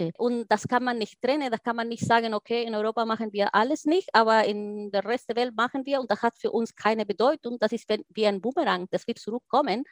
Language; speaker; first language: German; non-native, fluent; Spanish